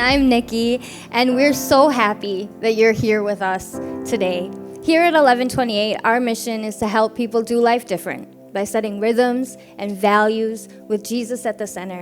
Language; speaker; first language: English; native; English